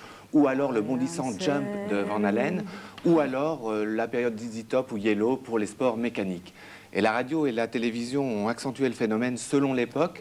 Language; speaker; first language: French; native; French